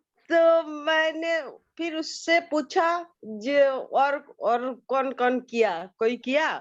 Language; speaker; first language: Hindi; non-native, local second language; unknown